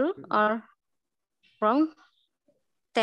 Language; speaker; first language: English; non-native, learner; Indonesian